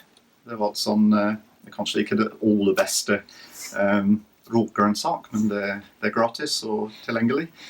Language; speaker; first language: Norwegian; non-native, fluent; English